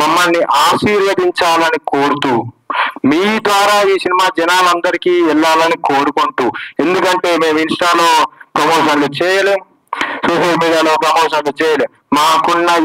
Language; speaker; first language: Telugu; native; Telugu